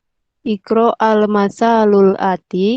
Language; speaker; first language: Arabic; non-native, learner; Indonesian